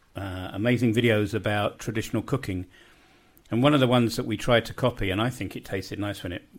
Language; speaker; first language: English; native; English